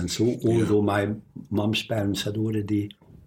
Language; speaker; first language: English; non-native, fluent; Hungarian